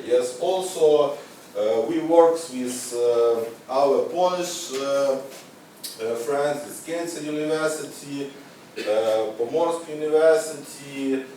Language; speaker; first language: English; non-native, learner; Ukrainian